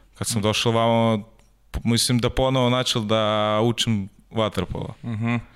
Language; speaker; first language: Serbian; non-native, learner; Russian